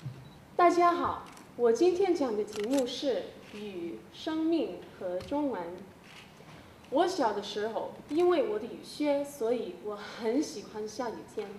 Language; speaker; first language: Chinese; non-native, learner; English